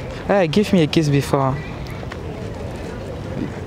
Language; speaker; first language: English; non-native, learner; French